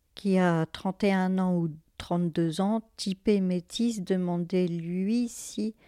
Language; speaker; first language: French; native; French